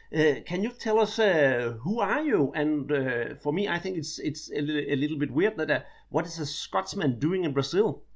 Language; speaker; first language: English; non-native, fluent; Danish